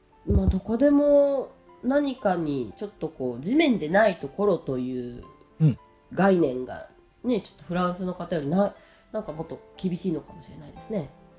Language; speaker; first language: Japanese; native; Japanese